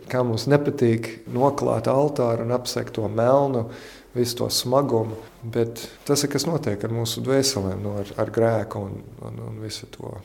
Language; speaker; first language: Latvian; early bilingual, heritage; Latvian